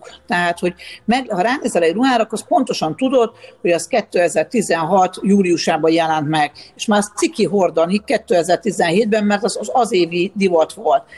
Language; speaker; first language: Hungarian; native; Hungarian